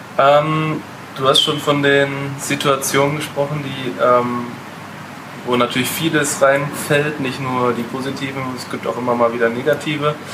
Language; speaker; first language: German; native; German